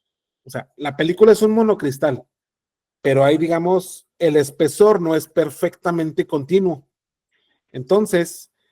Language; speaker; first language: Spanish; native; Spanish